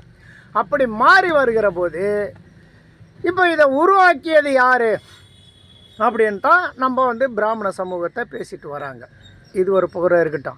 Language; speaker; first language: Tamil; native; Tamil